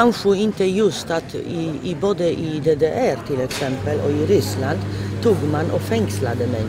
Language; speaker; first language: Swedish; non-native, fluent; Polish